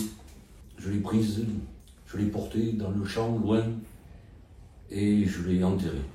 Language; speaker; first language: French; native; French